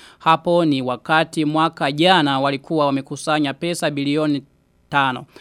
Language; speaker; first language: Swahili; non-native, local second language; Rundi